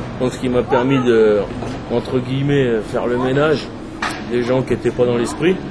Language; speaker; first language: French; native; French